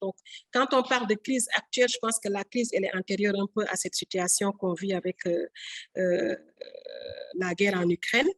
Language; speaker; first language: French; non-native, local second language; Wolof